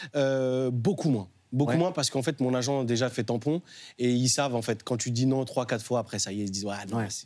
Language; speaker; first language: French; native; French